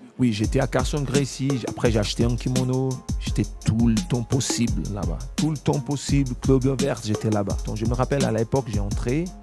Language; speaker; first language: French; non-native, fluent; Portuguese